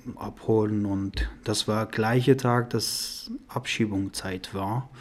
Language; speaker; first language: German; non-native, fluent; Persian